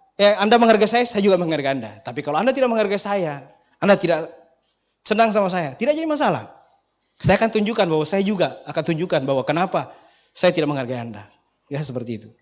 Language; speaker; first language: Indonesian; non-native, local second language; Buginese